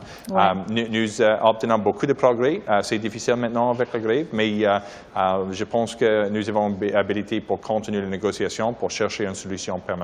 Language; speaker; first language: French; non-native, learner; English